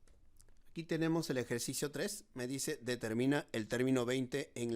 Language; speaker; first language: Spanish; native; Spanish